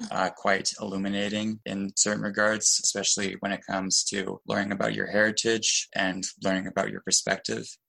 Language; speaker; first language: English; native; English